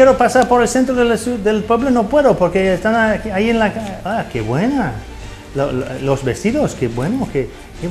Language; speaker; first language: Spanish; non-native, fluent; English